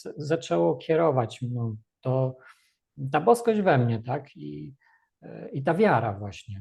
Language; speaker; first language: Polish; early bilingual, other home language; Russian